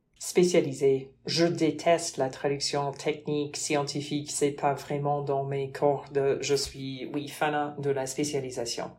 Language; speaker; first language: French; non-native, fluent; English